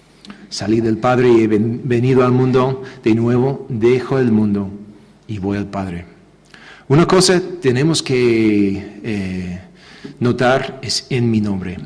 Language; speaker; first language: Spanish; non-native, fluent; English